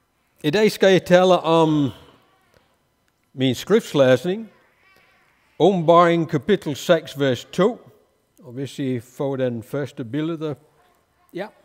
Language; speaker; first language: Danish; non-native, fluent; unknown